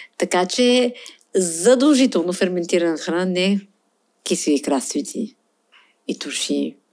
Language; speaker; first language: Bulgarian; non-native, fluent; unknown